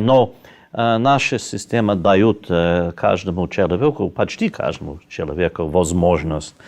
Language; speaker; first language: Russian; non-native, fluent; English